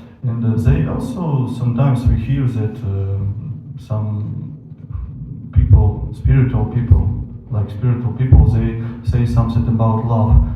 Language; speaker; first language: English; non-native, learner; Ukrainian